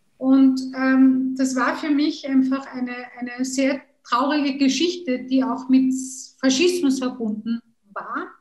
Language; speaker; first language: German; early bilingual, other home language; Kurdish